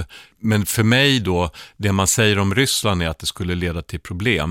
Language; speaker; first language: Swedish; native; Swedish